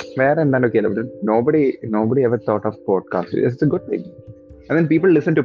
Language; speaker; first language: Malayalam; early bilingual, heritage; Malayalam